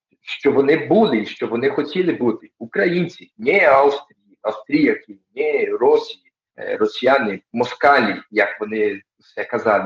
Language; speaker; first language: Ukrainian; early bilingual, heritage; Ukrainian